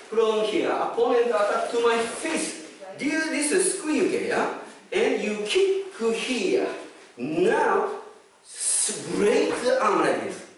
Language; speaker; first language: English; non-native, fluent; Japanese